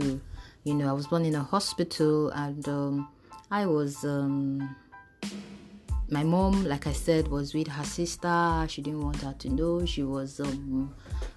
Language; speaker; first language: English; non-native, local second language; Yoruba